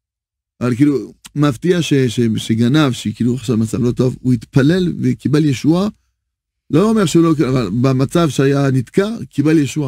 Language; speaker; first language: Hebrew; non-native, fluent; French